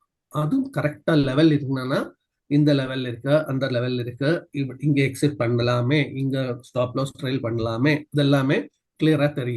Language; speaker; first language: Tamil; non-native, learner; Malayalam